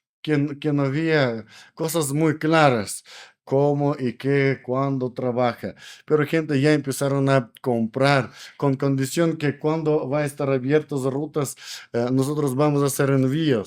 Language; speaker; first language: Spanish; non-native, learner; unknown